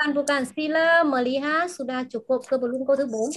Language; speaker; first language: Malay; non-native, fluent; Vietnamese